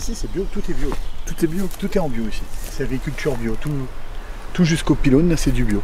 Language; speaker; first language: French; native; French